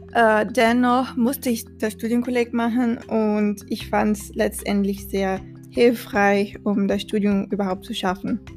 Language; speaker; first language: German; non-native, fluent; Portuguese